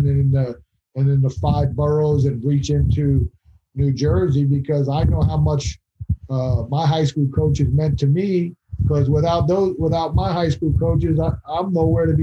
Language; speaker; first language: English; native; English